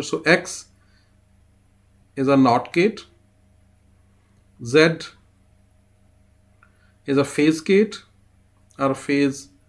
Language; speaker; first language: English; non-native, fluent; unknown